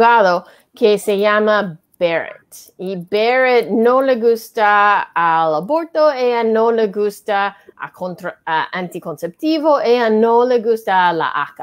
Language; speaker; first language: Spanish; non-native, learner; English